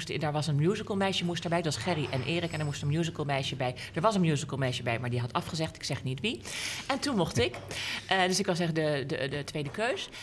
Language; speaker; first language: Dutch; native; Dutch